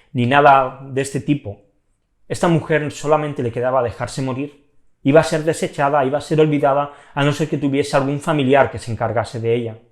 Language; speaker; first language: Spanish; native; Spanish